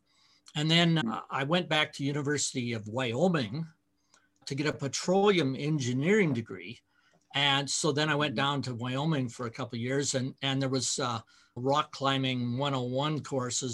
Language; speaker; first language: English; native; English